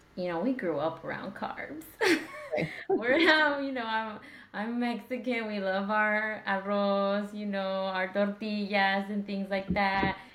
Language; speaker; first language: English; native; English